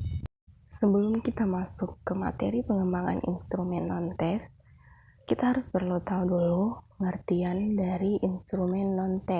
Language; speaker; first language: Indonesian; native; Indonesian